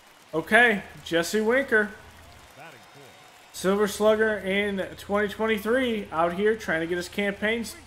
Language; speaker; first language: English; native; English